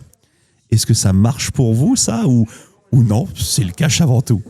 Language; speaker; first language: French; native; French